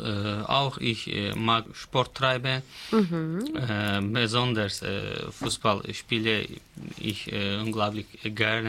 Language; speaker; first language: German; non-native, learner; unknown